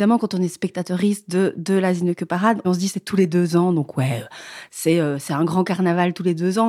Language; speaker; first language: French; native; French